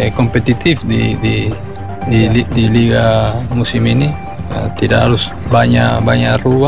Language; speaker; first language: Indonesian; non-native, learner; Spanish